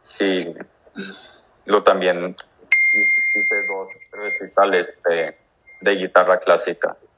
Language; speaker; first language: Spanish; early bilingual, heritage; English